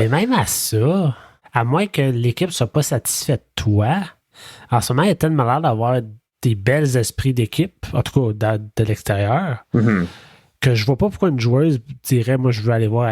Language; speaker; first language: French; native; French